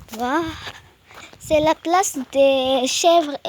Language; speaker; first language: French; non-native, learner; Arabic